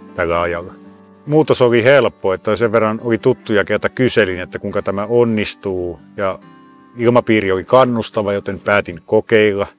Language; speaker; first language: Finnish; native; Finnish